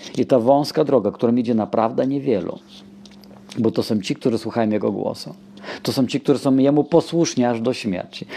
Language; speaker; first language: Polish; non-native, fluent; Russian